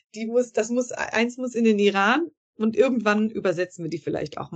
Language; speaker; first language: German; native; German